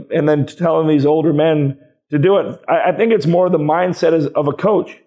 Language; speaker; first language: English; native; English